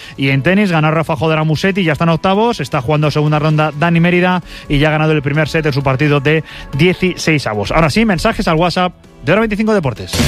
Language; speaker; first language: Spanish; native; Spanish